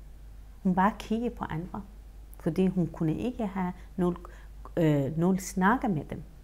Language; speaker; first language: Danish; non-native, fluent; Persian